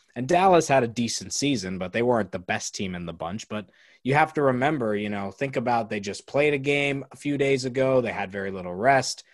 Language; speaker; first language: English; native; English